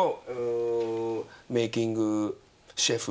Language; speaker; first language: English; non-native, learner; Japanese